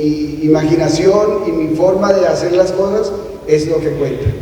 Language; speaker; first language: Spanish; native; Spanish